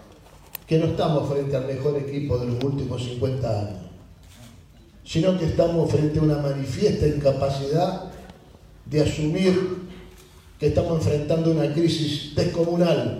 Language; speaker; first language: Spanish; native; Spanish